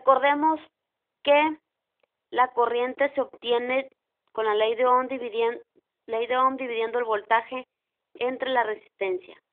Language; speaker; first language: Spanish; native; Spanish